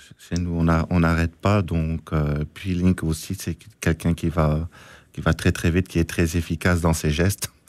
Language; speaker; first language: French; native; French